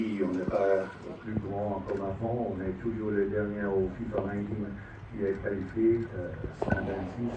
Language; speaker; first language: French; non-native, fluent; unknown